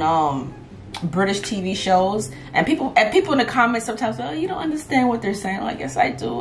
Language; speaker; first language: English; native; English